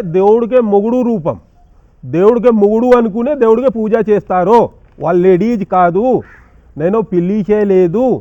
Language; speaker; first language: Telugu; non-native, local second language; Hindi